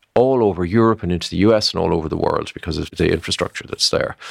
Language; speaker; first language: English; native; English